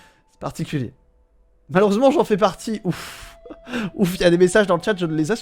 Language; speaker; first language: French; native; French